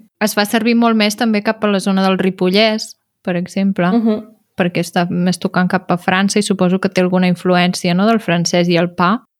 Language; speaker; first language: Catalan; native; Catalan